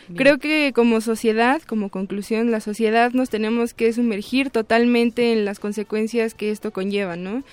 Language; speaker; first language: Spanish; native; Spanish